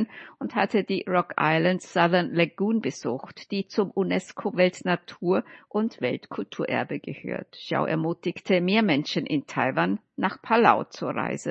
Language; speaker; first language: German; native; German